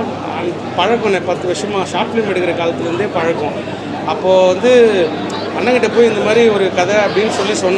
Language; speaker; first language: Tamil; native; Tamil